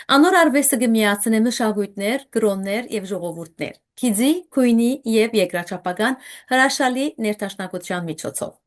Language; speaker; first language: Armenian; native; Armenian